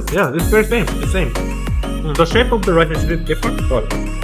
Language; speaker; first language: English; non-native, fluent; Korean